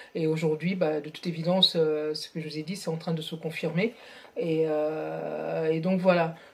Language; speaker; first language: French; non-native, local second language; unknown